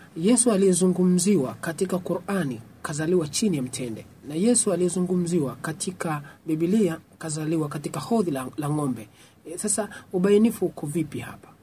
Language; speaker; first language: Swahili; native; Swahili